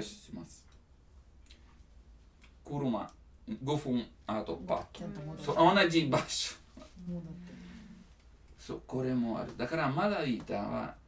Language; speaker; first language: Japanese; non-native, learner; Italian